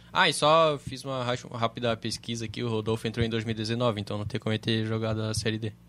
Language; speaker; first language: Portuguese; native; Portuguese